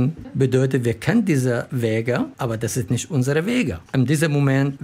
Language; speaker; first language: German; non-native, learner; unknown